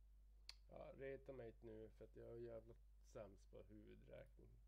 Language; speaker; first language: Swedish; native; Swedish